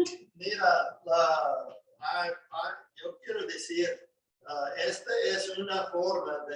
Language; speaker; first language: Spanish; non-native, learner; English